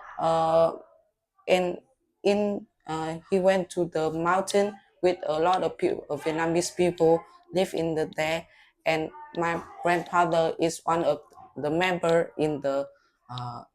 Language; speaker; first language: English; non-native, learner; Vietnamese